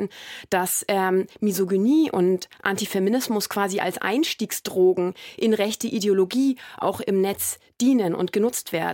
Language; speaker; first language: German; native; German